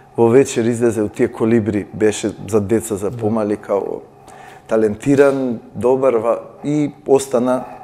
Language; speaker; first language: Macedonian; native; Macedonian